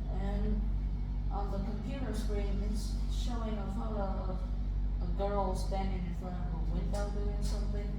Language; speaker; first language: English; non-native, fluent; Vietnamese